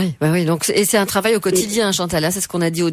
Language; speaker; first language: French; native; French